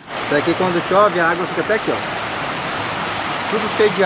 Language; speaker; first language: Portuguese; native; Portuguese